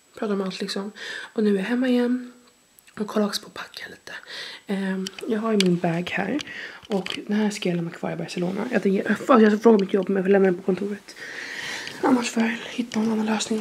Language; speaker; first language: Swedish; native; Swedish